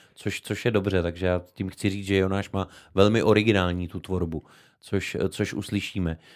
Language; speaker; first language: Czech; native; Czech